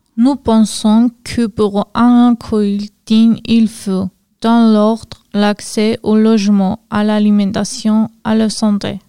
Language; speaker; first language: French; non-native, learner; Georgian